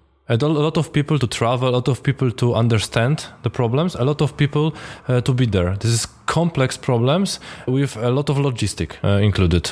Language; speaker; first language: English; non-native, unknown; Polish